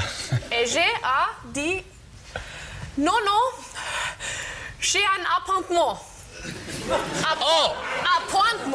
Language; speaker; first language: French; non-native, learner; German